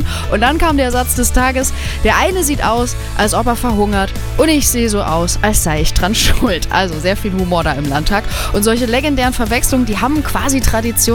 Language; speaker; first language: German; native; German